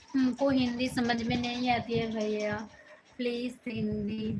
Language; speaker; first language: Hindi; non-native, local second language; Bangla